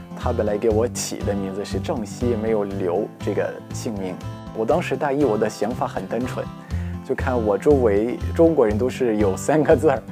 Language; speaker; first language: Chinese; non-native, fluent; Arabic